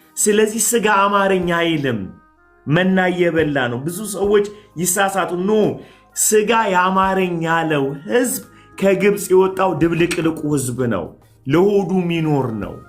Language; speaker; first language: Amharic; non-native, fluent; Somali